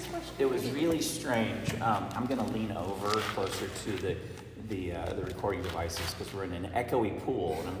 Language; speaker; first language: English; native; English